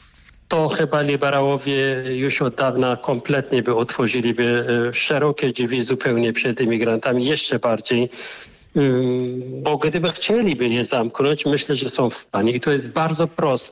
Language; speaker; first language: Polish; non-native, fluent; Arabic